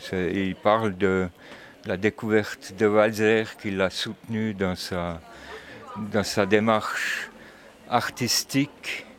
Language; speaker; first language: French; native; French